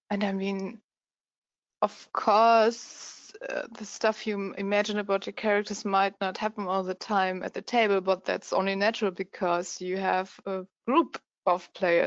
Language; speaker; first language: English; non-native, fluent; German